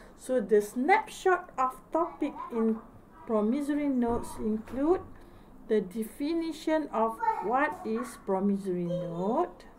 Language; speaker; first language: English; non-native, local second language; Malay